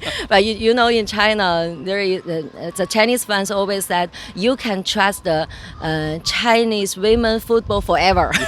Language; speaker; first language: English; non-native, learner; Chinese